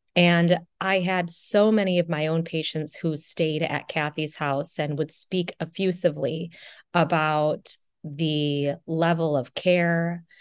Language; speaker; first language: English; native; English